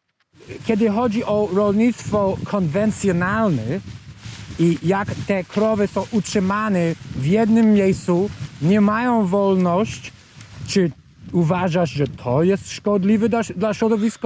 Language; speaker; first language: Polish; non-native, learner; English